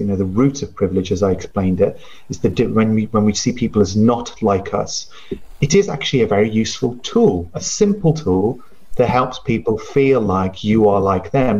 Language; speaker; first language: English; non-native, local second language; Punjabi